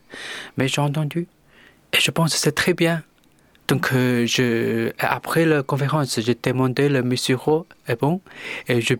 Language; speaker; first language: French; non-native, learner; Chinese